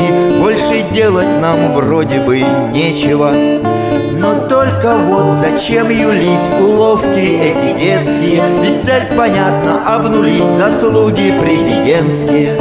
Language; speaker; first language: Russian; native; Russian